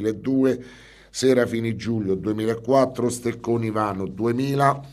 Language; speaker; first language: Italian; native; Italian